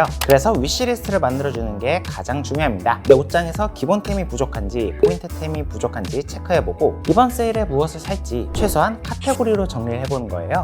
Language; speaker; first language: Korean; native; Korean